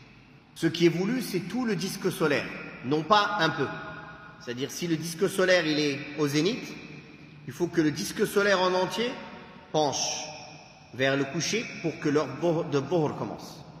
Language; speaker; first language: French; native; French